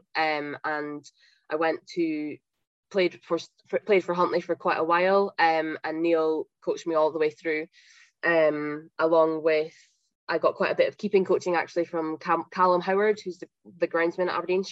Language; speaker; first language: English; native; English